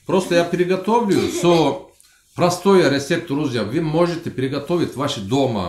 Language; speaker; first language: Russian; non-native, learner; Turkish